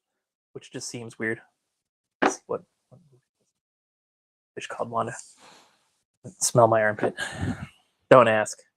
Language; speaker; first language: English; native; English